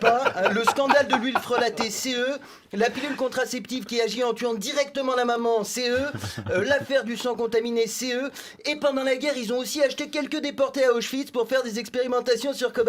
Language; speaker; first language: French; native; French